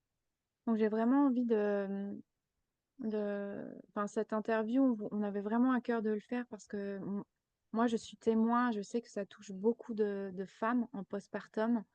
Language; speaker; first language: French; native; French